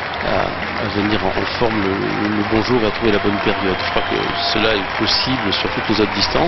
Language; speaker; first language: French; native; French